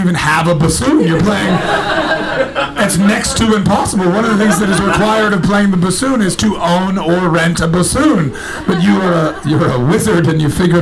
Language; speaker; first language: English; native; English